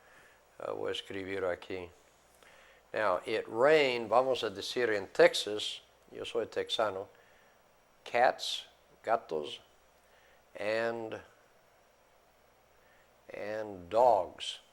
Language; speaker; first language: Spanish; non-native, fluent; English